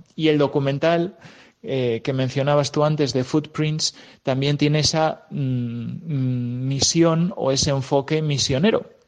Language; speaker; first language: Spanish; native; Spanish